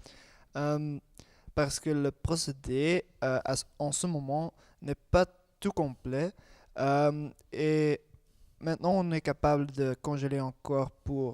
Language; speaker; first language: French; non-native, learner; Dutch